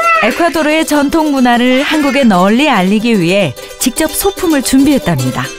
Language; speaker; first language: Korean; native; Korean